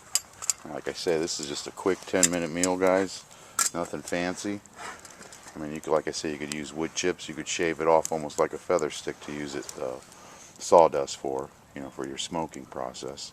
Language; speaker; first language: English; native; English